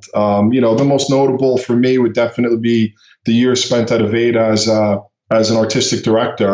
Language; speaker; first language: English; native; English